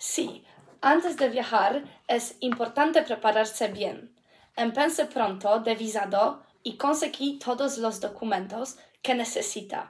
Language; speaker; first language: Spanish; non-native, learner; English